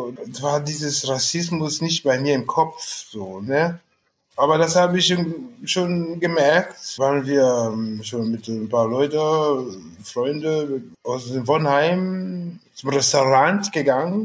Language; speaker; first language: German; non-native, fluent; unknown